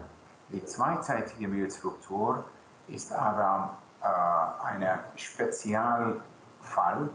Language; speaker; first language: German; non-native, local second language; Hungarian